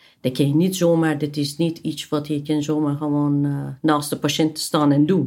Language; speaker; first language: Dutch; non-native, fluent; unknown